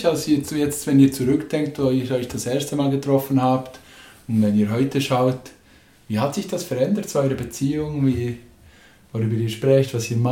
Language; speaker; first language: German; native; German